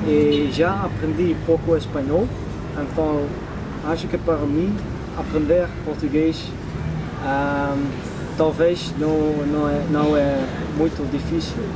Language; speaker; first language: Portuguese; non-native, learner; Dutch